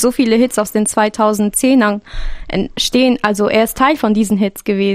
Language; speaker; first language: German; non-native, fluent; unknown